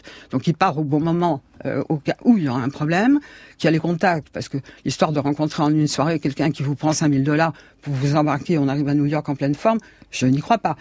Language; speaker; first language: French; native; French